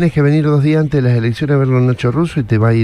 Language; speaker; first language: Spanish; native; Spanish